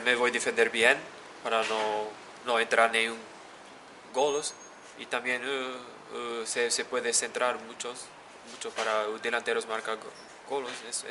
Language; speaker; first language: Spanish; non-native, learner; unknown